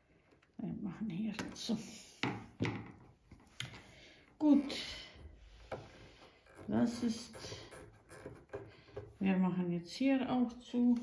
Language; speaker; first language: German; non-native, fluent; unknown